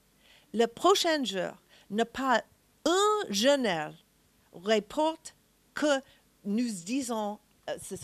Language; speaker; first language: French; non-native, learner; English